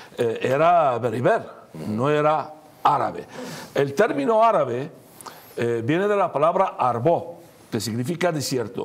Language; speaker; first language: Spanish; non-native, fluent; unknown